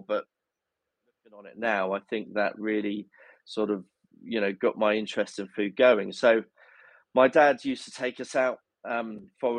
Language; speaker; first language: English; native; English